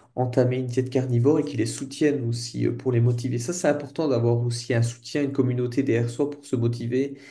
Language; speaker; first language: French; native; French